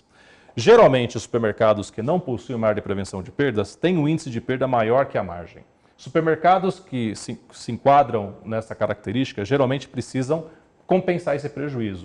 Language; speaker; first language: Portuguese; native; Portuguese